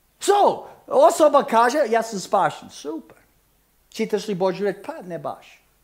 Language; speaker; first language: Croatian; early bilingual, heritage; Croatian